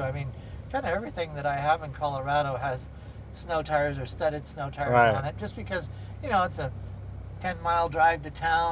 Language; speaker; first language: English; native; English